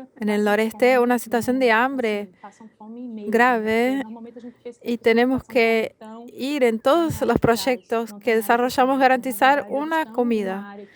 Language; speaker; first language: Spanish; non-native, fluent; Portuguese